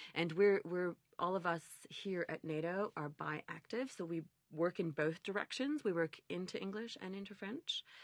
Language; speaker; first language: English; native; English